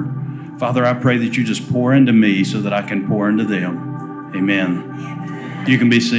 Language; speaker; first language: English; native; English